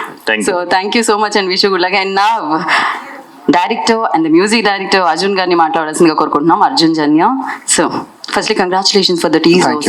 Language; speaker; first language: Telugu; native; Telugu